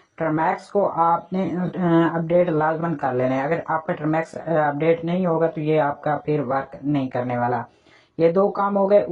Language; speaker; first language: Urdu; non-native, local second language; Punjabi